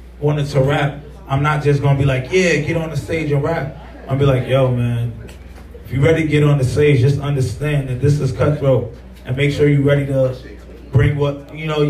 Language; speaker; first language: English; native; English